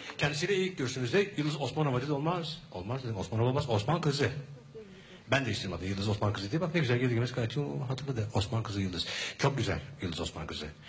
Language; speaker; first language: Turkish; native; Turkish